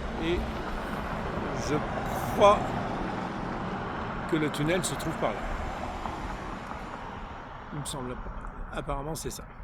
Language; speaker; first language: French; native; French